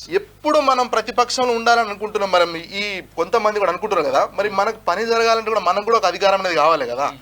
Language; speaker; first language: Telugu; non-native, local second language; Lambadi